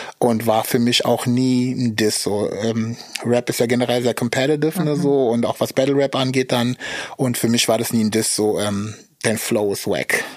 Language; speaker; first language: German; early bilingual, other home language; Russian